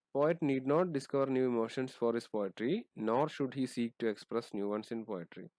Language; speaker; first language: English; non-native, local second language; Malayalam